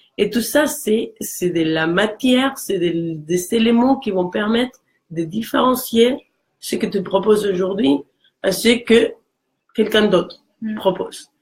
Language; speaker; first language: French; non-native, fluent; Spanish